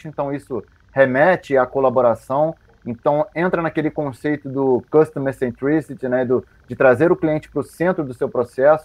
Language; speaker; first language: Portuguese; native; Portuguese